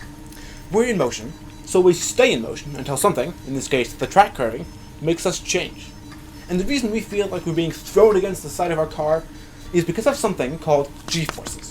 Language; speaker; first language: English; native; English